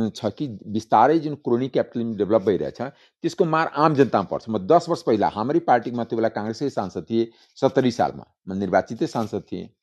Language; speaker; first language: Nepali; non-native, local second language; Maithili